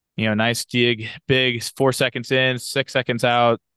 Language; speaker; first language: English; native; English